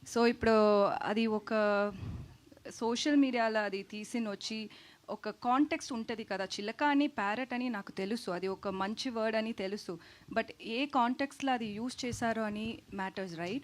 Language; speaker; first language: Telugu; non-native, learner; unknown